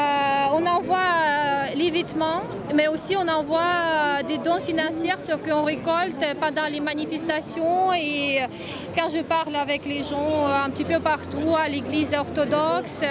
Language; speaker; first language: French; non-native, fluent; Russian